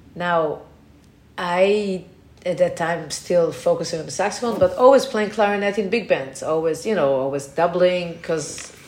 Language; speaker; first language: English; non-native, fluent; Hebrew